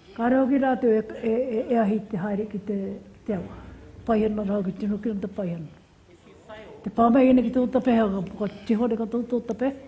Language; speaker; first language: Māori; native; Māori